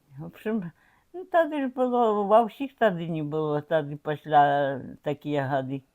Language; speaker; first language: Belarusian; native; Belarusian